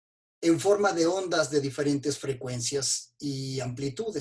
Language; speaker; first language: Spanish; native; Spanish